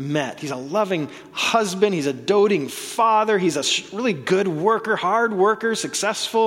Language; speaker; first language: English; native; English